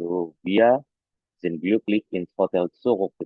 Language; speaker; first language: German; non-native, fluent; Indonesian